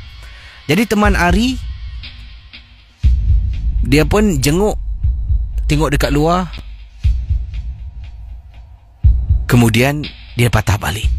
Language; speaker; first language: Malay; native; Malay